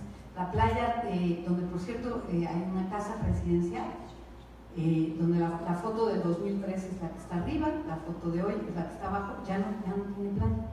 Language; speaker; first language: Spanish; native; Spanish